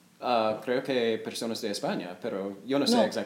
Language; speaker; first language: Spanish; non-native, learner; English